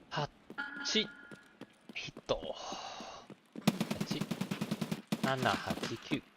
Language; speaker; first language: Japanese; non-native, learner; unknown